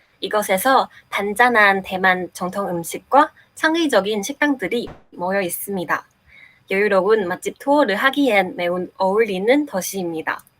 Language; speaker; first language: Korean; non-native, fluent; Chinese